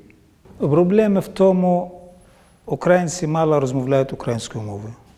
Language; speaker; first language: Ukrainian; non-native, learner; Arabic